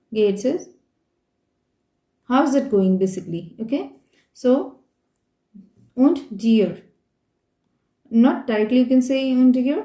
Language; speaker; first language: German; non-native, fluent; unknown